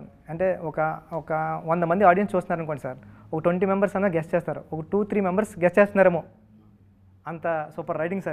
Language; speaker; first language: Telugu; native; Telugu